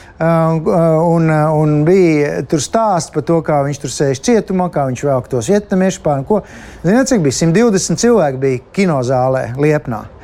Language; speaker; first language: Latvian; native; Latvian